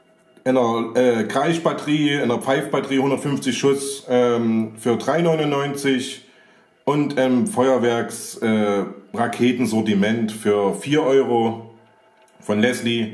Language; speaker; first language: German; native; German